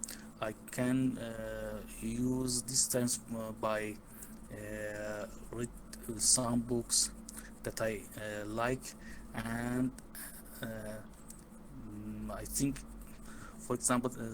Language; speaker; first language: English; non-native, learner; Persian